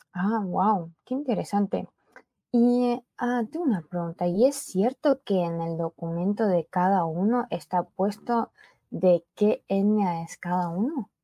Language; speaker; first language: Spanish; early bilingual, other home language; Chinese